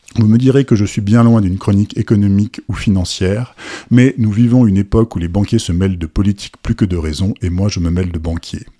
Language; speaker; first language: French; native; French